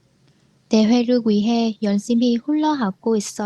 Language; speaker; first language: Korean; non-native, learner; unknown